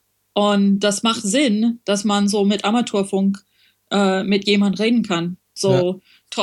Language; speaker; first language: German; non-native, learner; French